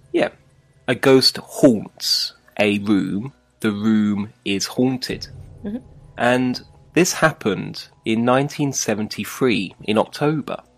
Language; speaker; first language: English; native; English